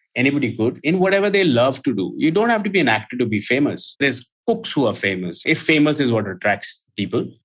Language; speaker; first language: English; non-native, local second language; Hindi